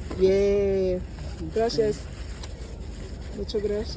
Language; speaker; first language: Spanish; non-native, learner; Korean